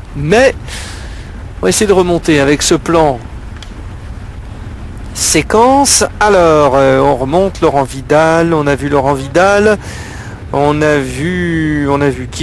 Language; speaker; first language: French; native; French